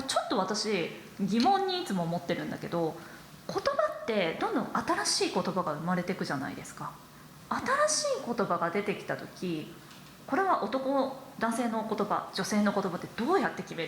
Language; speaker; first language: Japanese; native; Japanese